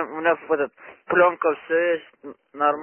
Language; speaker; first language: Russian; non-native, local second language; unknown